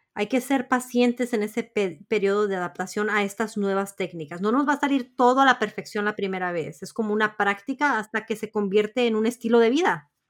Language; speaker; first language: Spanish; early bilingual, heritage; Spanish